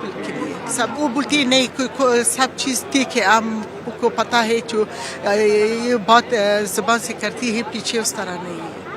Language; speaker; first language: Hindi; non-native, fluent; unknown